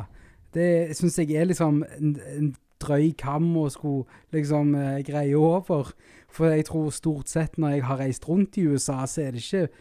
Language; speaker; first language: Norwegian; native; Norwegian